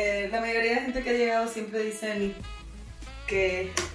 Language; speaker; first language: Spanish; native; Spanish